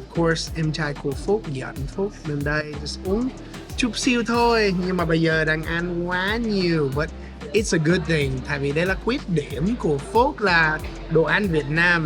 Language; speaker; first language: Vietnamese; non-native, learner; English